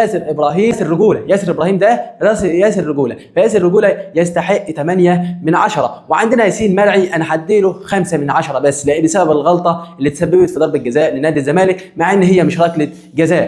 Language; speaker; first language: Arabic; native; Arabic